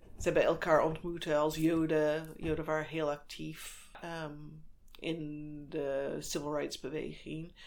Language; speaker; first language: Dutch; non-native, fluent; English